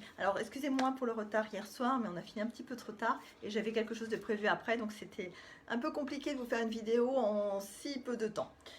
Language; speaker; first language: French; native; French